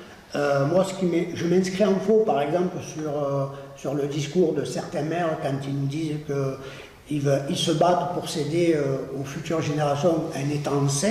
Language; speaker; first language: French; native; French